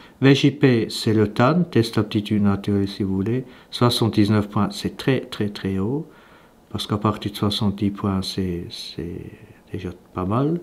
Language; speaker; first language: French; native; French